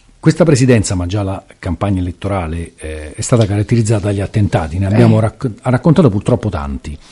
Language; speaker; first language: Italian; native; Italian